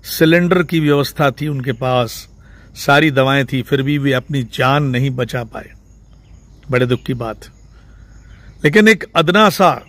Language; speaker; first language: Hindi; non-native, local second language; Sindhi